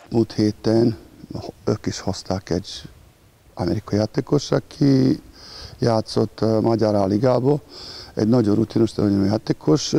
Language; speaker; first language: Hungarian; non-native, learner; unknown